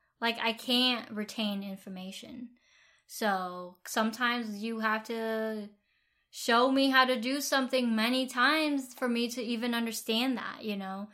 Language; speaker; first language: English; early bilingual, other home language; Vietnamese